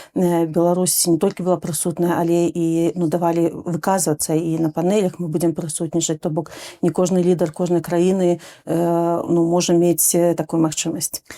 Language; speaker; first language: Belarusian; non-native, local second language; Russian